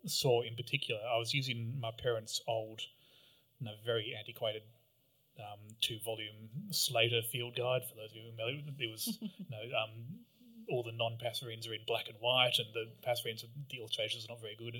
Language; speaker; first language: English; native; English